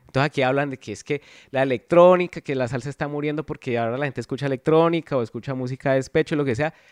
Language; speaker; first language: Spanish; native; Spanish